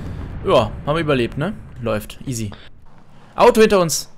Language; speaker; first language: German; native; German